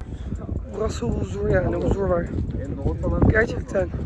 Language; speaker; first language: Turkish; early bilingual, heritage; Turkish